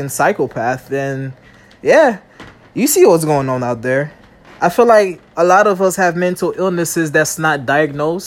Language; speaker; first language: English; native; English